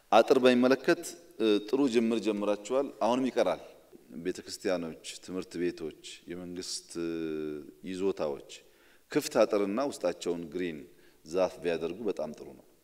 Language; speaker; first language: Amharic; non-native, local second language; Oromo